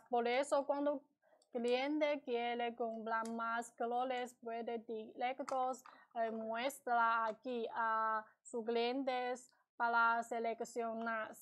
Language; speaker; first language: Spanish; non-native, learner; Chinese